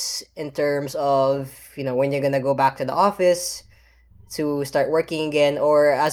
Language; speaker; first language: English; non-native, local second language; Filipino